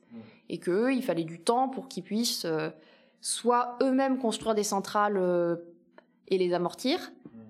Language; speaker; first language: French; native; French